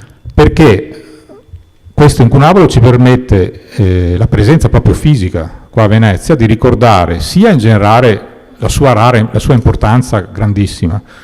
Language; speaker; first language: Italian; native; Italian